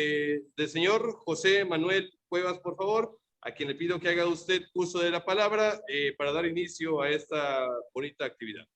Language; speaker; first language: Spanish; native; Spanish